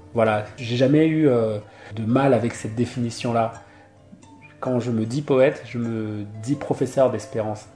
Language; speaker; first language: French; non-native, local second language; Duala